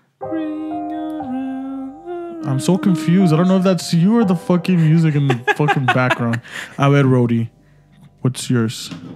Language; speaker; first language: English; early bilingual, other home language; Spanish